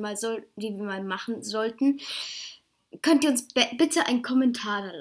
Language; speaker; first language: German; native; German